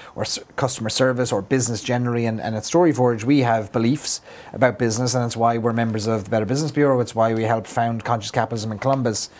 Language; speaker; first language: English; native; English